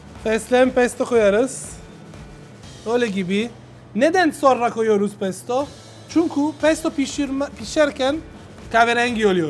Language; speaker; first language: Turkish; non-native, learner; Italian